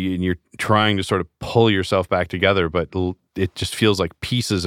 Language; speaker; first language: English; native; English